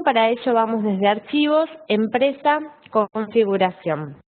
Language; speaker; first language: Spanish; native; Spanish